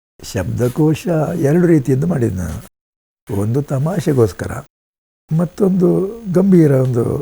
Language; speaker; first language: Kannada; non-native, local second language; Tulu